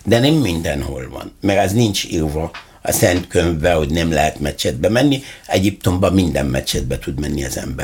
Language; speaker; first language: Hungarian; non-native, fluent; Arabic